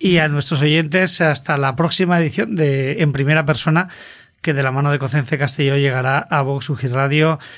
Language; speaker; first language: Spanish; native; Spanish